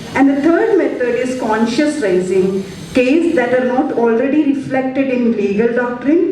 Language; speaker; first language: English; non-native, local second language; Malayalam